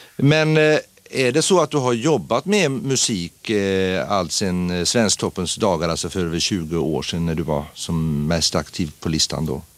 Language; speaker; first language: Swedish; native; Swedish